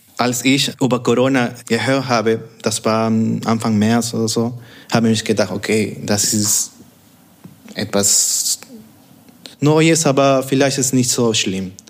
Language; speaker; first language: German; non-native, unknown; Spanish